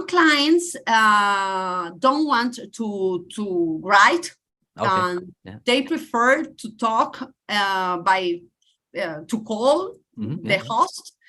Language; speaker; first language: English; non-native, learner; Spanish